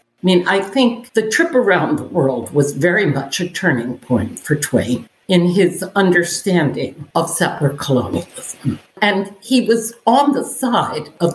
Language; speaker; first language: English; native; English